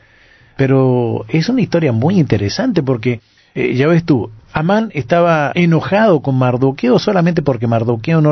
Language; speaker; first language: Spanish; native; Spanish